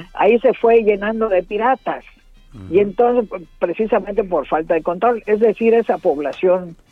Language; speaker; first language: Spanish; native; Spanish